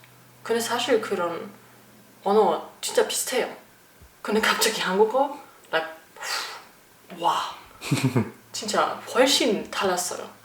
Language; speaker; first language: Korean; non-native, learner; German